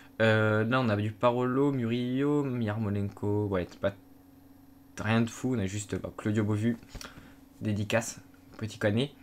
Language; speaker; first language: French; native; French